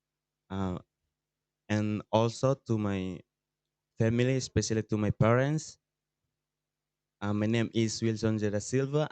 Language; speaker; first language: English; non-native, learner; Tetum